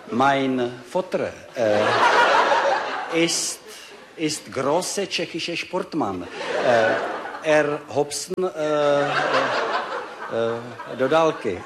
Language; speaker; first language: German; non-native, learner; Czech